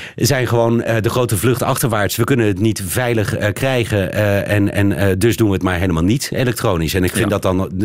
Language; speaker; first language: Dutch; native; Dutch